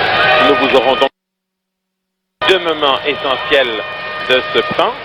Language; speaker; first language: French; native; French